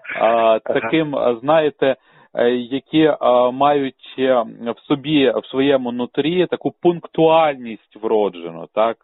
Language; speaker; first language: Ukrainian; native; Ukrainian